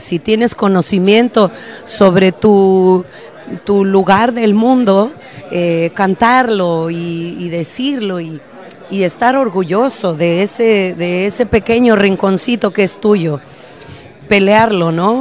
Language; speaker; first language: Spanish; native; Spanish